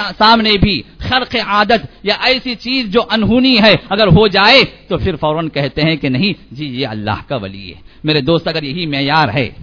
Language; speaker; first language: Urdu; native; Urdu